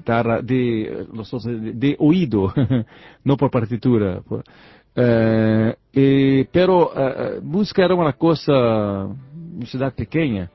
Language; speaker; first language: Spanish; non-native, learner; Portuguese